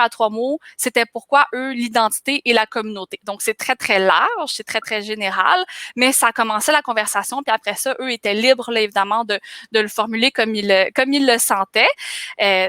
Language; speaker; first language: French; native; French